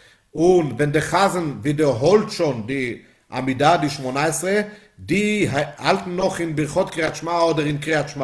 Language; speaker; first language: German; non-native, fluent; Yiddish